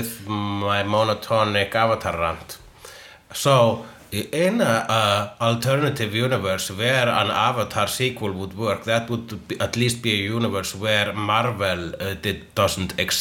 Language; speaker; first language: English; non-native, fluent; Icelandic